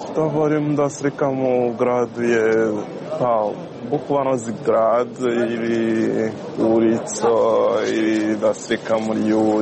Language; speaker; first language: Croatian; non-native, learner; Rundi